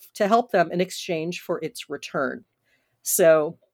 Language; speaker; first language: English; native; English